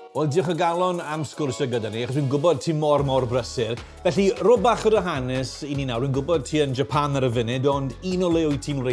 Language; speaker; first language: Welsh; native; Welsh